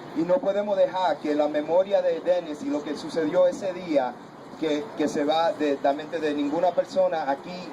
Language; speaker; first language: Spanish; early bilingual, heritage; Spanish